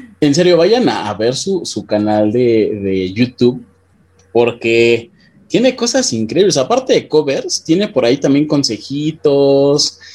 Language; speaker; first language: Spanish; native; Spanish